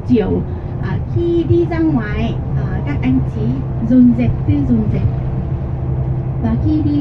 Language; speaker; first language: Vietnamese; non-native, learner; Korean